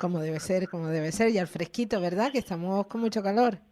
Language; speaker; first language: Spanish; native; Spanish